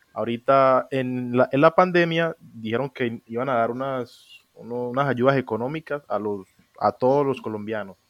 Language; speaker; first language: Spanish; native; Spanish